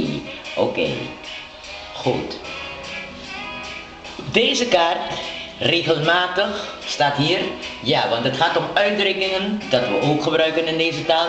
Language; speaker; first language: Dutch; non-native, local second language; Papiamento